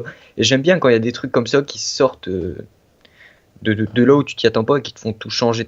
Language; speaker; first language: French; native; French